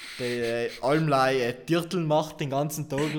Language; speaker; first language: German; native; German